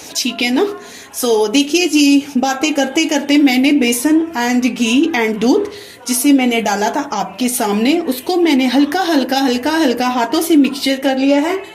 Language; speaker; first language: Hindi; non-native, local second language; Punjabi